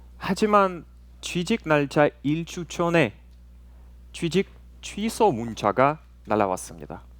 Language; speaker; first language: Korean; non-native, fluent; Russian